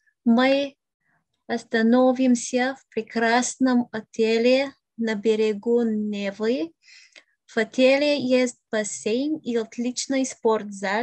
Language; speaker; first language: Russian; non-native, learner; Bulgarian